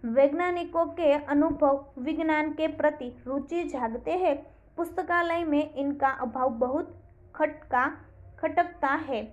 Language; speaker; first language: Hindi; non-native, local second language; Gujarati